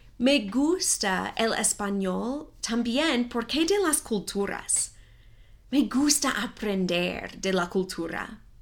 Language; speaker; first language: Spanish; non-native, fluent; English